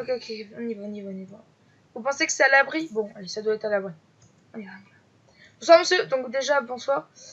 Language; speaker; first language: French; native; French